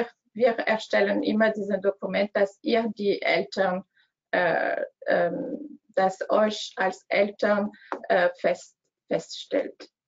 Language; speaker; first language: German; non-native, learner; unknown